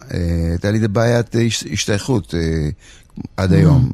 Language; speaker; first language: Hebrew; early bilingual, other home language; Polish